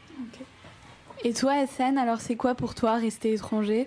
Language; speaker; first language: French; native; French